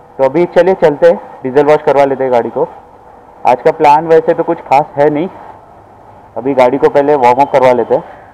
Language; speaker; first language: Hindi; non-native, local second language; Marathi